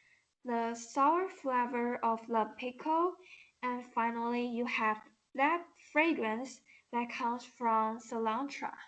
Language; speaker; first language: English; non-native, learner; Chinese